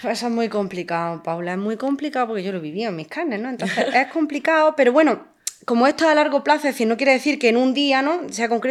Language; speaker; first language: Spanish; native; Spanish